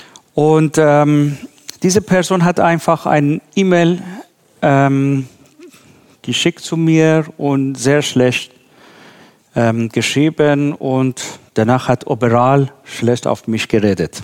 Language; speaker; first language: German; non-native, learner; Persian